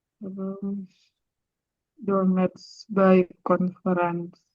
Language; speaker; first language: German; non-native, learner; Indonesian